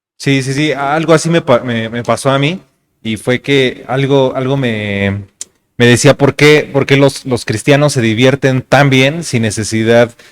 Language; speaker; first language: Spanish; native; Spanish